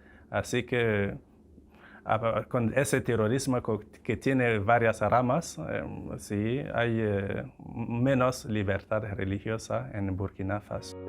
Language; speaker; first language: Spanish; non-native, fluent; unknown